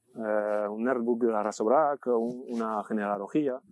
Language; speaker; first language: Spanish; non-native, fluent; French